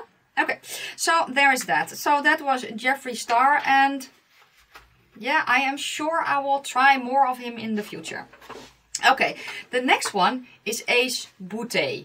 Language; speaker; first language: English; non-native, fluent; Dutch